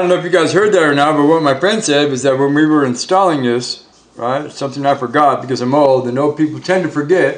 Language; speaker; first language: English; native; English